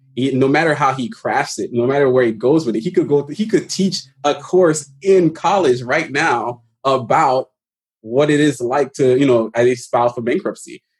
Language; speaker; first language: English; early bilingual, other home language; Haitian Creole